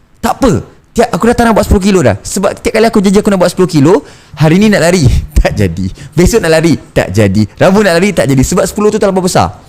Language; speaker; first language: Malay; native; Malay